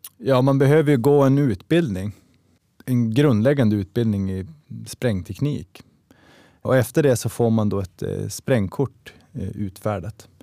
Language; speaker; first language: Swedish; native; Swedish